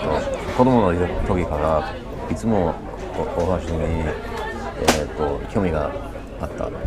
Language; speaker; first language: Japanese; non-native, learner; English